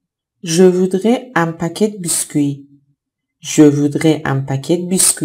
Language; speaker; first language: French; non-native, fluent; Persian